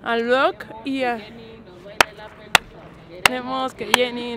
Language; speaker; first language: Spanish; native; Spanish